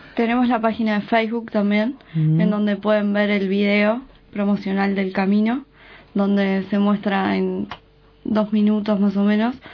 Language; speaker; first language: Spanish; native; Spanish